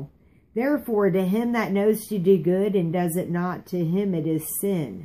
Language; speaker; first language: English; native; English